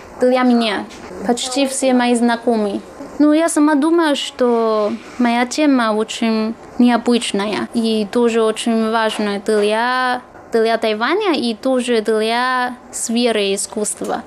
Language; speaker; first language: Russian; non-native, fluent; Chinese